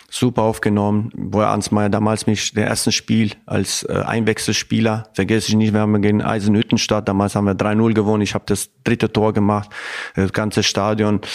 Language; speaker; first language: German; non-native, fluent; Albanian